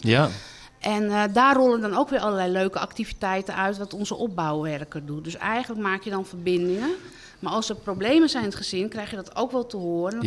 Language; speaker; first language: Dutch; native; Dutch